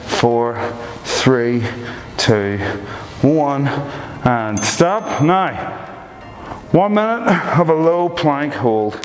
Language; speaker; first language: English; native; English